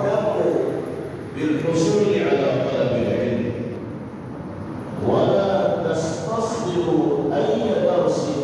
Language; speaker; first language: Arabic; non-native, fluent; Urdu